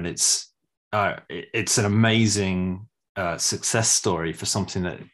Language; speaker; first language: English; native; English